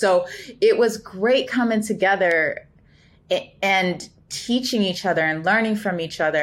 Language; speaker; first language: English; native; English